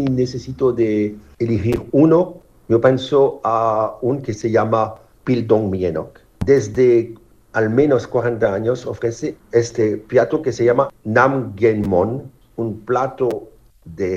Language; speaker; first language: Spanish; non-native, learner; French